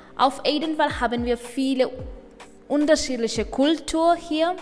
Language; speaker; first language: German; non-native, learner; Malayalam